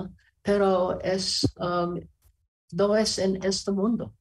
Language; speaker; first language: Spanish; non-native, learner; English